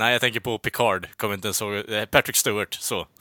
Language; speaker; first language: Swedish; native; Swedish